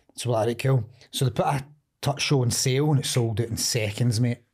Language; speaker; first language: English; native; English